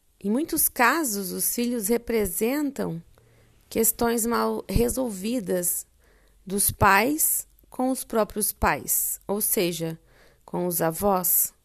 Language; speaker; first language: Portuguese; native; Portuguese